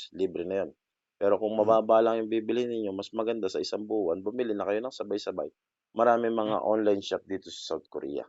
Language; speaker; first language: Filipino; native; Filipino